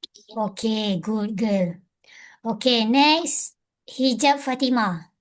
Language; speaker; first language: English; non-native, local second language; Malay